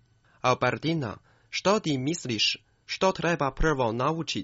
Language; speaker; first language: Croatian; non-native, fluent; Chinese